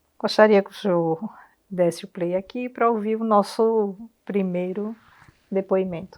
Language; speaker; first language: Portuguese; native; Portuguese